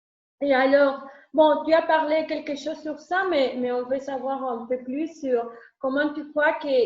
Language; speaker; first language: French; non-native, learner; Spanish